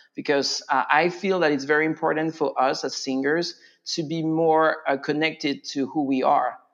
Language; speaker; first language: English; non-native, fluent; French